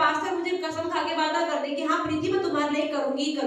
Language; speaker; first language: Hindi; native; Hindi